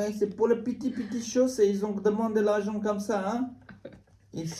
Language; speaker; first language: French; non-native, learner; Tibetan